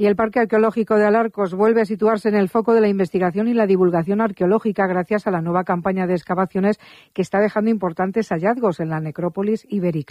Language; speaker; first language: Spanish; native; Spanish